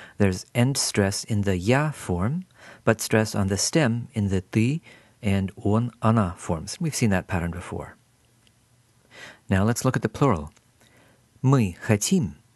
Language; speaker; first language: English; native; English